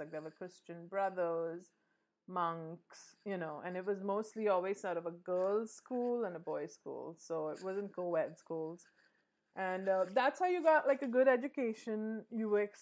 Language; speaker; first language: English; native; English